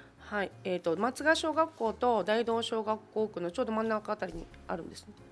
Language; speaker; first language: Japanese; native; Japanese